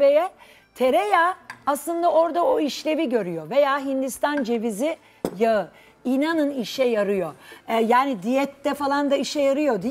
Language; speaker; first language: Turkish; native; Turkish